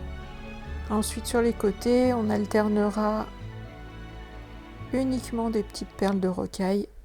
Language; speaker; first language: French; native; French